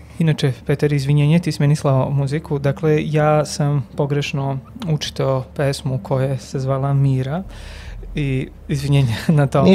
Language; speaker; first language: Serbian; native; Serbian